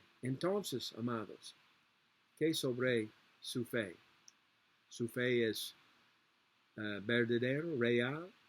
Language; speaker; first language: Spanish; non-native, learner; English